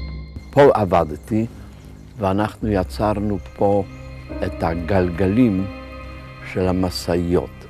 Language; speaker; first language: Hebrew; non-native, fluent; Polish